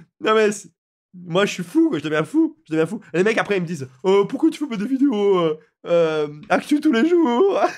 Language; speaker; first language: French; native; French